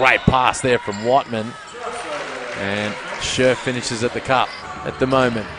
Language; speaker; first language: English; native; English